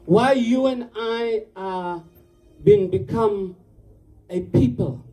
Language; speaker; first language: English; non-native, local second language; Afrikaans